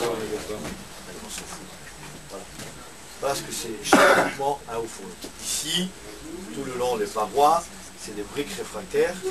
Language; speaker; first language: French; native; French